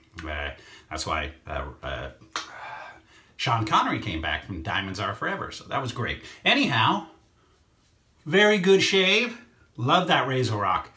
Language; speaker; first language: English; native; English